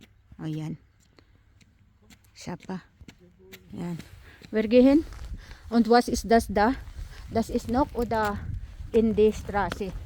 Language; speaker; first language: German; non-native, learner; Filipino